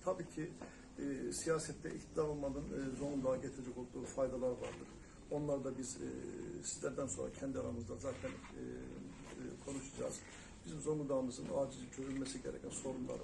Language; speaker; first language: Turkish; native; Turkish